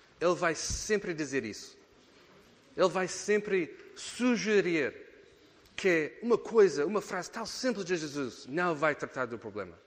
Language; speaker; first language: Portuguese; non-native, fluent; English